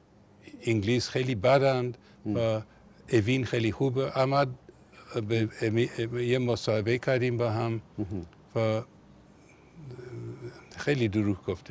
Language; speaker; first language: Persian; non-native, fluent; English